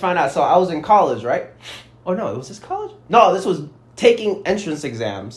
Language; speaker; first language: English; non-native, local second language; Filipino